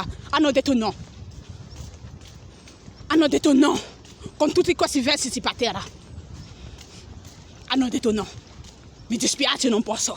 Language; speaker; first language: Italian; non-native, learner; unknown